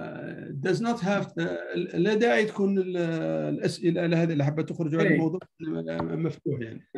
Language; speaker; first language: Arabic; native; Arabic